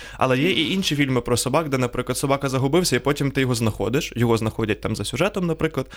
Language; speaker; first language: Ukrainian; native; Ukrainian